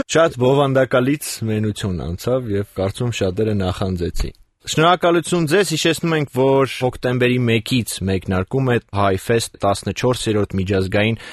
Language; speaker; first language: Armenian; native; Armenian